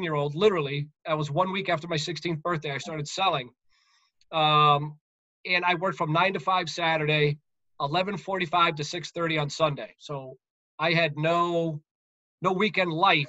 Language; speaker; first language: English; native; English